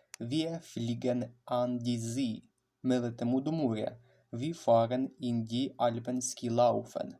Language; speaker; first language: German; non-native, fluent; Ukrainian